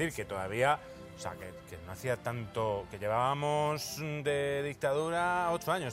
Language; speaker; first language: Spanish; native; Spanish